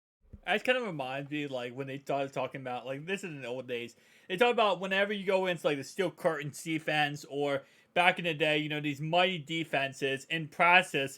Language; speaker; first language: English; native; English